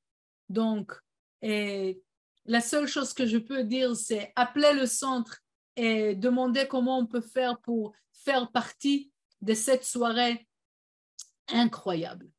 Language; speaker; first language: French; non-native, fluent; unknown